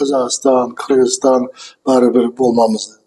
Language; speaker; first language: Turkish; non-native, learner; Kazakh